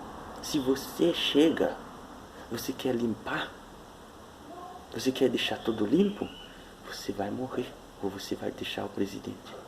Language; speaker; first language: Portuguese; non-native, fluent; Haitian Creole